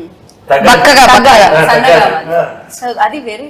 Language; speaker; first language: Telugu; native; Telugu